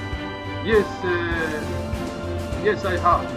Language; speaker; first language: English; non-native, learner; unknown